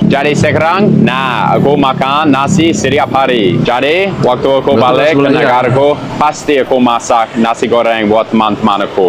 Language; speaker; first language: Indonesian; non-native, fluent; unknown